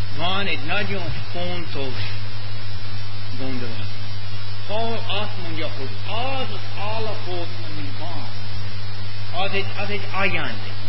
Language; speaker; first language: Hungarian; non-native, fluent; English